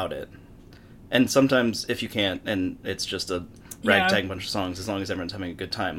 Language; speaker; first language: English; native; English